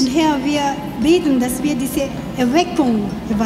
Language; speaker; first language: German; non-native, learner; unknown